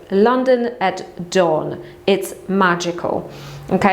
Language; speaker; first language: English; non-native, fluent; Polish